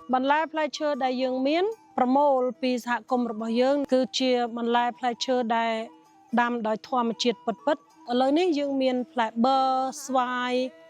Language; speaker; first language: Khmer; non-native, local second language; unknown